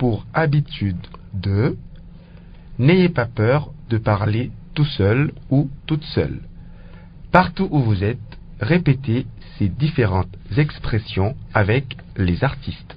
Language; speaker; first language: French; non-native, local second language; Lingala